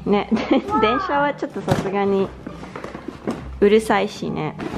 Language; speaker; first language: Japanese; native; Japanese